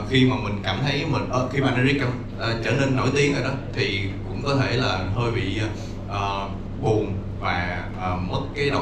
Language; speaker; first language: Vietnamese; native; Vietnamese